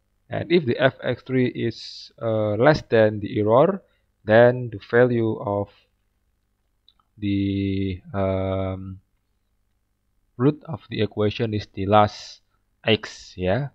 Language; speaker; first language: English; non-native, fluent; Indonesian